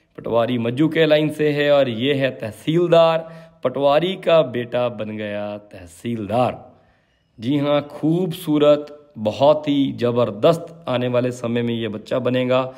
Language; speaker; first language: Hindi; native; Hindi